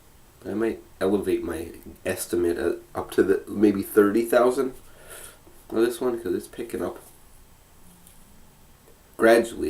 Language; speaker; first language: English; native; English